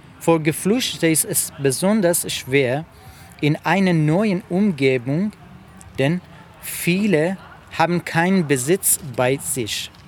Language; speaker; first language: German; non-native, fluent; French